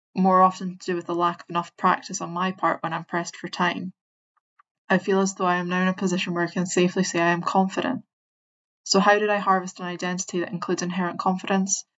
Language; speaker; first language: English; native; English